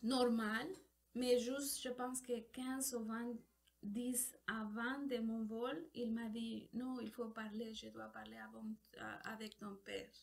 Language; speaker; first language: French; non-native, learner; Spanish